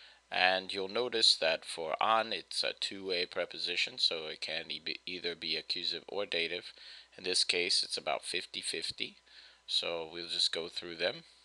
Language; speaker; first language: English; native; English